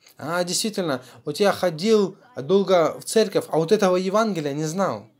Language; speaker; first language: Russian; non-native, fluent; Korean